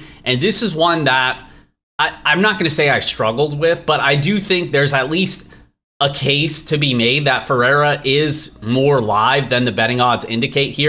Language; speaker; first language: English; native; English